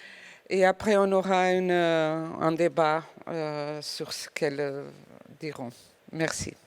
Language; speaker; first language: French; non-native, fluent; Portuguese